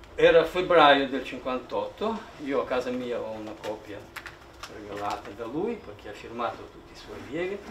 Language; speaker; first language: Italian; non-native, fluent; Russian